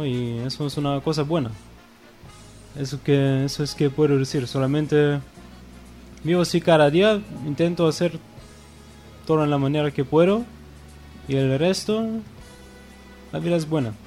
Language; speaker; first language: Spanish; non-native, fluent; German